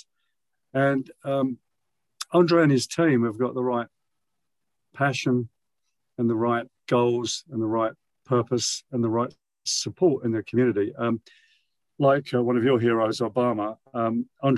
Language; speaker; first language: English; native; English